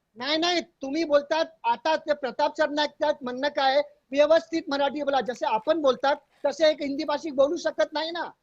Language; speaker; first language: Marathi; non-native, local second language; Hindi